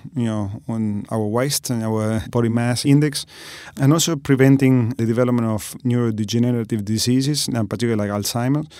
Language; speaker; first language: English; non-native, fluent; Spanish